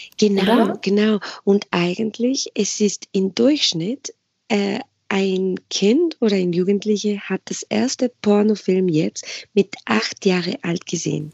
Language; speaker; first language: German; non-native, fluent; Spanish